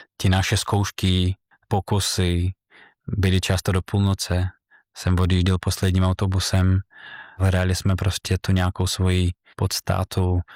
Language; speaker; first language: Czech; non-native, fluent; Russian